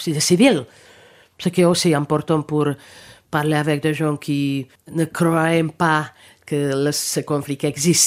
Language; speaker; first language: French; non-native, fluent; Czech